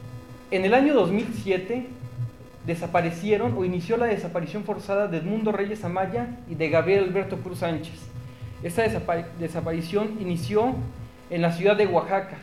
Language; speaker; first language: Spanish; native; Spanish